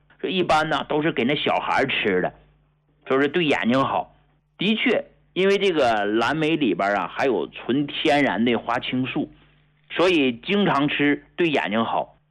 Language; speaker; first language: Chinese; native; Chinese